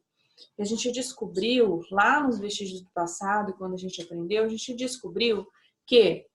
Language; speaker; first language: Portuguese; native; Portuguese